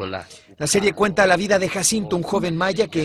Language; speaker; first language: Spanish; native; Spanish